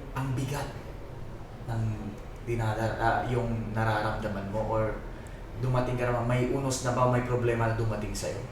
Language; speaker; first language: Filipino; native; Filipino